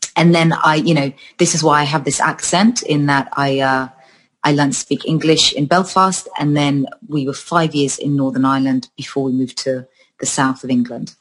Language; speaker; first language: English; early bilingual, other home language; Georgian